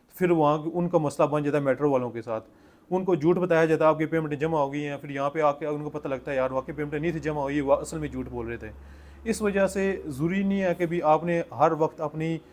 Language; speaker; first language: Urdu; early bilingual, heritage; Urdu